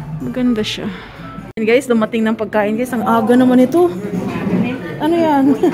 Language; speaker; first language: Filipino; native; Filipino